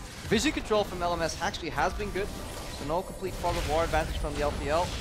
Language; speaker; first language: English; native; English